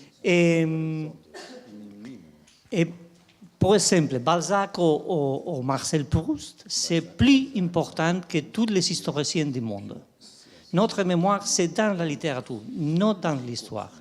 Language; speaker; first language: French; non-native, fluent; Spanish